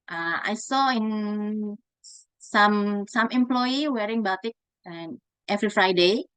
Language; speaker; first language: English; non-native, fluent; Indonesian